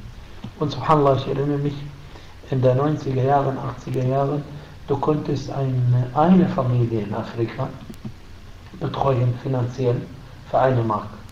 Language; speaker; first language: German; non-native, fluent; Arabic